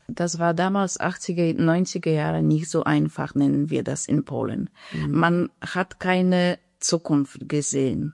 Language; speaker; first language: German; non-native, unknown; Polish